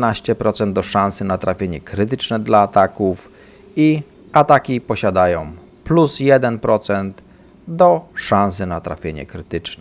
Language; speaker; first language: Polish; native; Polish